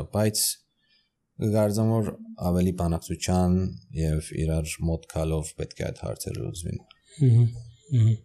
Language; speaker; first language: Armenian; early bilingual, heritage; Armenian